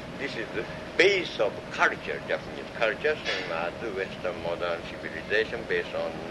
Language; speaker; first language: English; non-native, learner; Japanese